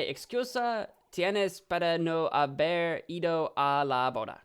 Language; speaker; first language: Spanish; non-native, learner; English